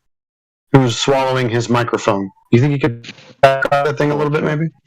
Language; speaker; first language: English; native; English